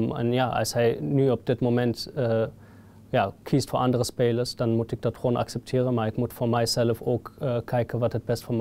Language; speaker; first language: Dutch; non-native, fluent; German